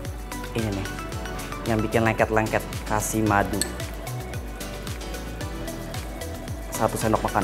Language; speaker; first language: Indonesian; native; Indonesian